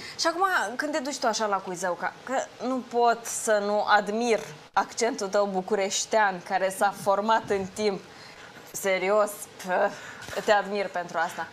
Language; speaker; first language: Romanian; native; Romanian